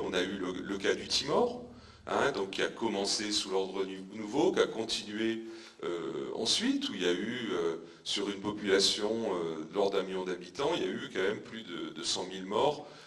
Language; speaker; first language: French; native; French